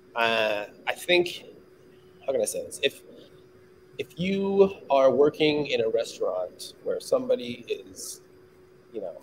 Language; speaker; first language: English; native; English